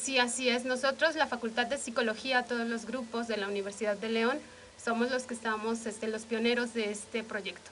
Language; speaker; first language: Spanish; native; Spanish